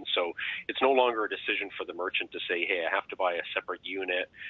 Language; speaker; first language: English; native; English